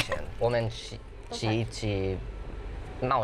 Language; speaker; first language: Chinese; non-native, learner; English